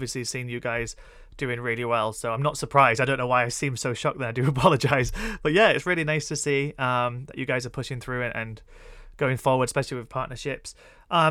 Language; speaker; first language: English; native; English